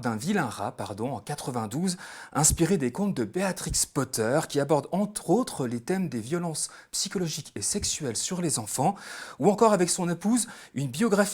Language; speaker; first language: French; native; French